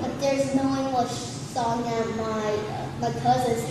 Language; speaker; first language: English; non-native, learner; Vietnamese